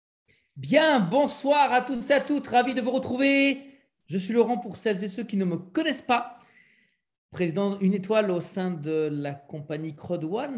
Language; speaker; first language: French; native; French